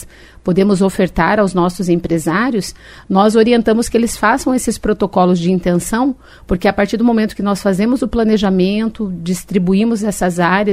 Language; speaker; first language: Portuguese; native; Portuguese